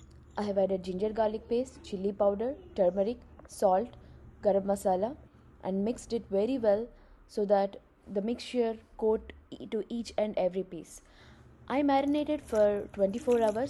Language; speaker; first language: English; non-native, local second language; Telugu